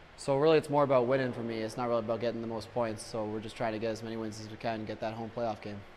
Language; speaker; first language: English; native; English